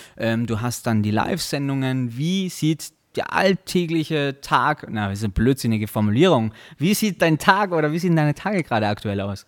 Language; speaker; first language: German; native; German